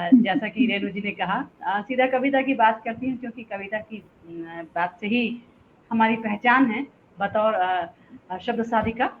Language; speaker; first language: Hindi; native; Hindi